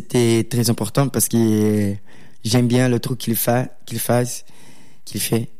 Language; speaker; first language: French; non-native, learner; Portuguese